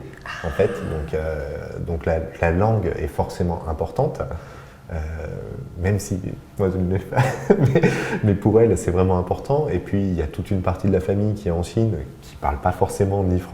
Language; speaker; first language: French; native; French